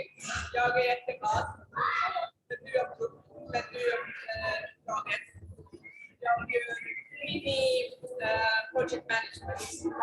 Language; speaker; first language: Swedish; non-native, learner; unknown